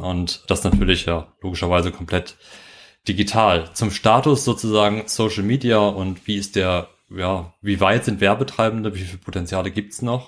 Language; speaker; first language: German; native; German